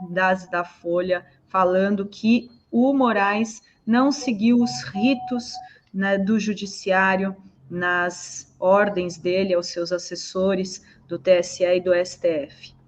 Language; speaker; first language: Portuguese; native; Portuguese